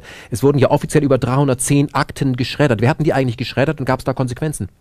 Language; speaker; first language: German; native; German